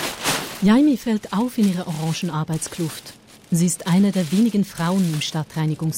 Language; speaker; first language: German; native; German